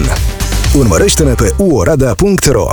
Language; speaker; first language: Romanian; native; Romanian